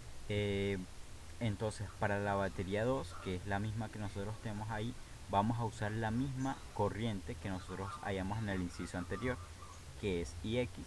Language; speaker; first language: Spanish; native; Spanish